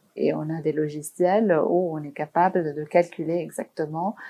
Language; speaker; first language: French; non-native, local second language; Arabic